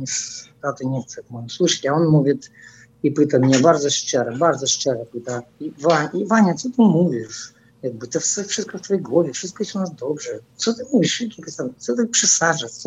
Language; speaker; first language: Polish; non-native, fluent; Russian